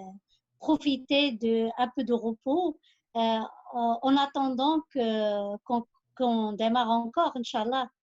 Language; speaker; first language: French; non-native, local second language; Arabic